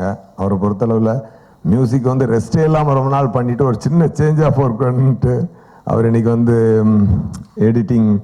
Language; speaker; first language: Tamil; native; Tamil